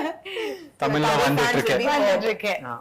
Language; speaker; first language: Tamil; non-native, learner; Telugu